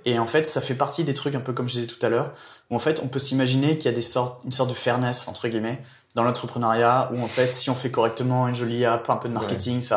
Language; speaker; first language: French; native; French